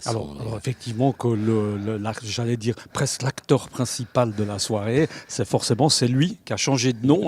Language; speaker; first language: French; native; French